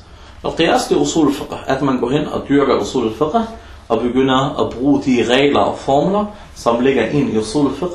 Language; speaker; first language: Danish; early bilingual, other home language; Arabic